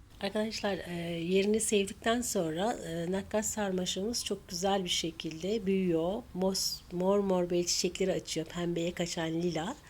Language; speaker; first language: Turkish; native; Turkish